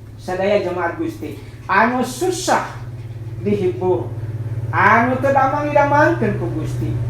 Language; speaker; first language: Sundanese; non-native, local second language; Nias